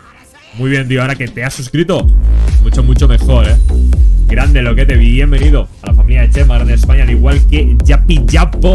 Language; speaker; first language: Spanish; native; Spanish